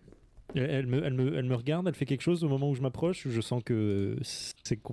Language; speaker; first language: French; native; French